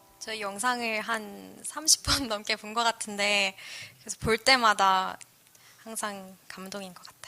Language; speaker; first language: Korean; native; Korean